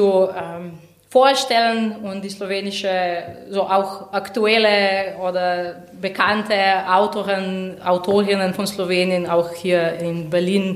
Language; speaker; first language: German; non-native, fluent; Slovenian